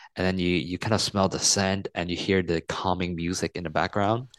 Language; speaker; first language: English; non-native, local second language; Cantonese